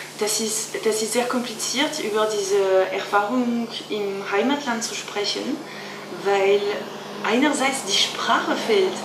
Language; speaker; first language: German; non-native, fluent; French